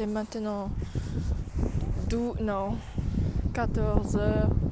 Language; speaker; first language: French; non-native, learner; English